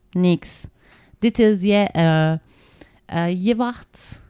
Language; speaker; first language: Dutch; non-native, learner; Turkish